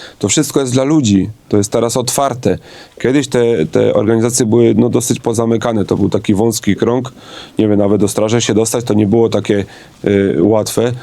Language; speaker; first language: Polish; native; Polish